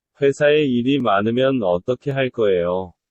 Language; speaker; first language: Korean; non-native, learner; Bangla